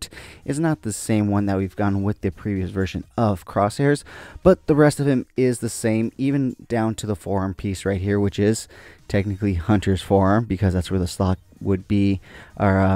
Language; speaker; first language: English; native; English